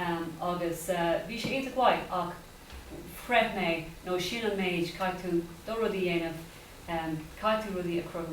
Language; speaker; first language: Irish; non-native, local second language; English